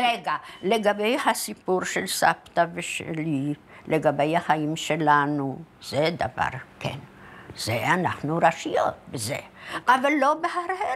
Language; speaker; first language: Hebrew; non-native, fluent; Polish